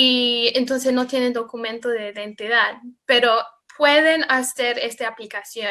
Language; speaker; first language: Spanish; non-native, fluent; English